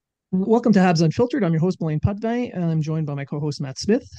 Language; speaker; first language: English; native; English